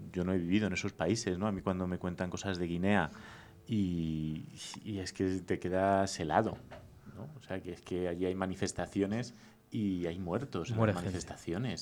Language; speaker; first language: Spanish; native; Spanish